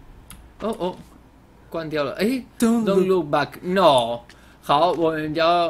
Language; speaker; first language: Chinese; non-native, fluent; English